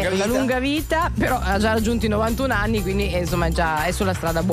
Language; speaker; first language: Italian; native; Italian